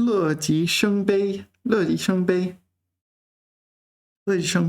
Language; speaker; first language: Chinese; non-native, learner; English